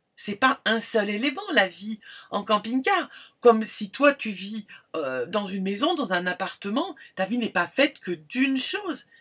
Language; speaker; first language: French; native; French